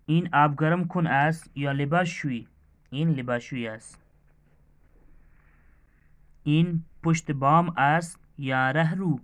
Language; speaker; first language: Persian; non-native, fluent; Urdu